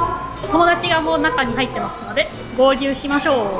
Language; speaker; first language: Japanese; non-native, fluent; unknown